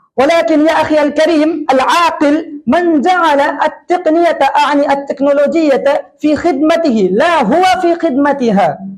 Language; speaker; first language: Arabic; non-native, fluent; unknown